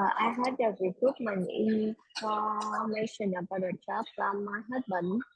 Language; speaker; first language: English; non-native, learner; Vietnamese